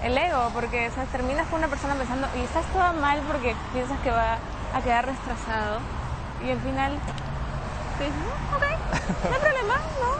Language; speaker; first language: Spanish; native; Spanish